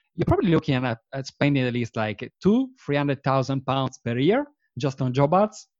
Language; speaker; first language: English; non-native, fluent; Italian